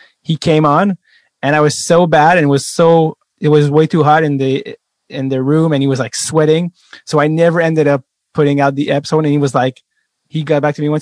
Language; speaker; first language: English; non-native, fluent; French